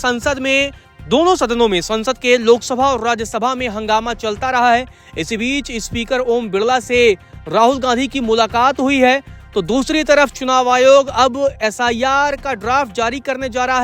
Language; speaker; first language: Hindi; native; Hindi